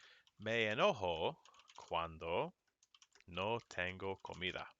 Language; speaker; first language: Spanish; non-native, fluent; English